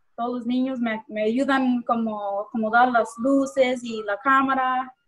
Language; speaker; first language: Spanish; early bilingual, heritage; Spanish